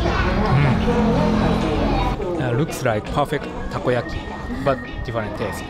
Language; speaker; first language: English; non-native, learner; Japanese